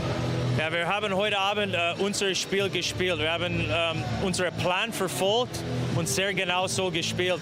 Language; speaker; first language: German; non-native, fluent; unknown